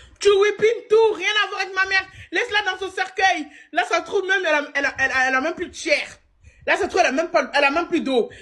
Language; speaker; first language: French; early bilingual, other home language; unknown